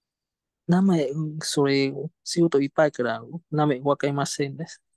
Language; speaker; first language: Japanese; non-native, learner; Vietnamese